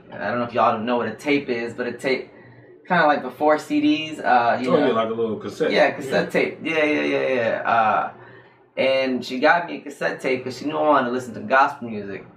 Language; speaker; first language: English; native; English